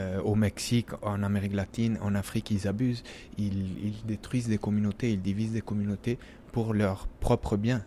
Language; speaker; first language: French; non-native, fluent; Spanish